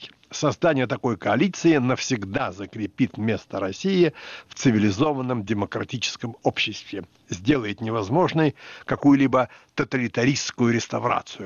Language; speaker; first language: Russian; native; Russian